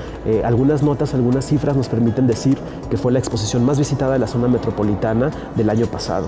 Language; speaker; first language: Spanish; native; Spanish